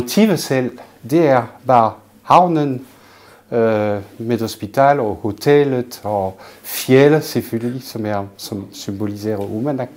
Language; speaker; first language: Danish; non-native, local second language; Kalaallisut